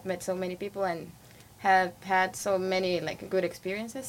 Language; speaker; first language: English; non-native, fluent; Spanish